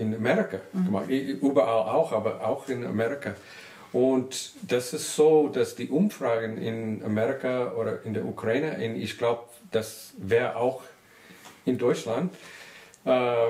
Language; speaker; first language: German; non-native, learner; English